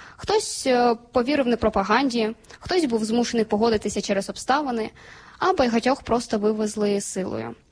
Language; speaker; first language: Ukrainian; native; Ukrainian